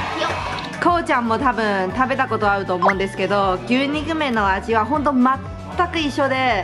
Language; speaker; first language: Japanese; non-native, fluent; Chinese